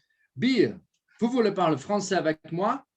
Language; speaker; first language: French; non-native, fluent; Portuguese